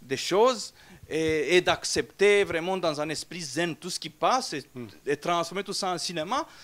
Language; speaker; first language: French; non-native, fluent; Romanian